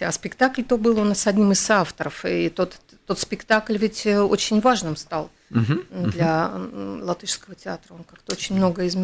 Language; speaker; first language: Russian; native; Russian